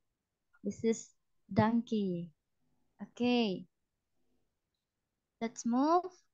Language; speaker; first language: English; non-native, fluent; Indonesian